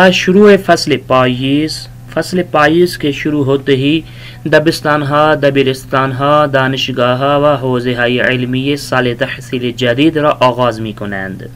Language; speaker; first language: Persian; non-native, fluent; Urdu